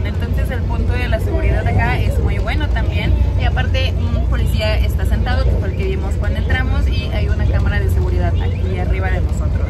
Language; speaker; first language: Spanish; native; Spanish